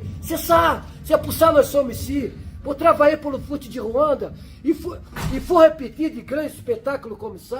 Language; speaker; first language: French; non-native, learner; Portuguese